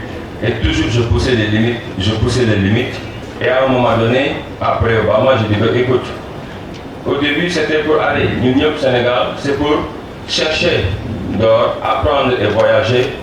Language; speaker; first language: French; non-native, local second language; Wolof